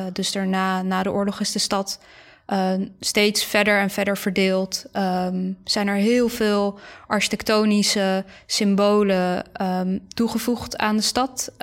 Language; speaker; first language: Dutch; early bilingual, other home language; Bosnian